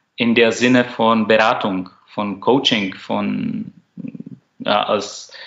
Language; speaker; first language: German; non-native, fluent; Slovak